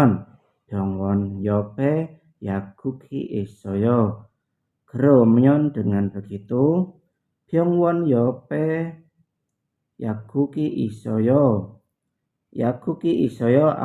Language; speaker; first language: Korean; non-native, learner; Indonesian